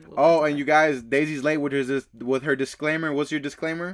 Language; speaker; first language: English; early bilingual, other home language; Spanish